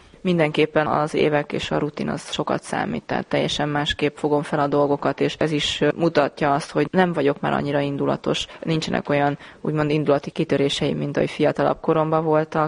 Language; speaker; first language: Hungarian; native; Hungarian